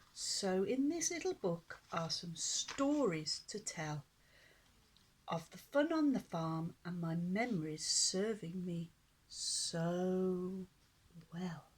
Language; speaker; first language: English; native; English